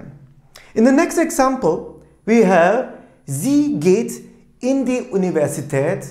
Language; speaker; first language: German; non-native, fluent; Turkish